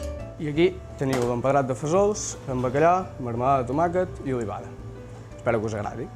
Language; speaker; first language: Catalan; native; Catalan